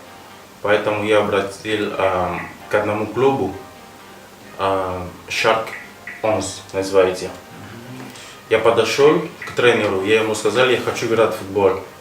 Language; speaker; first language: Russian; non-native, fluent; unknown